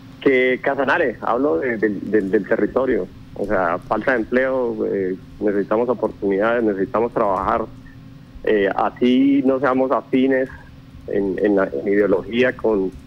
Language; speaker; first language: Spanish; native; Spanish